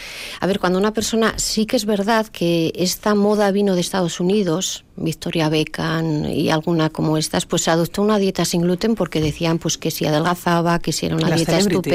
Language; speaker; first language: Spanish; native; Spanish